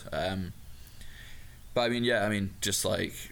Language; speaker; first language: English; native; English